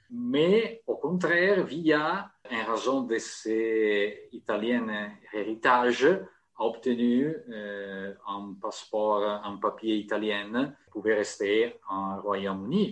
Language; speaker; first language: French; non-native, fluent; Italian